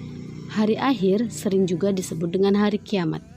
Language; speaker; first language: Indonesian; native; Indonesian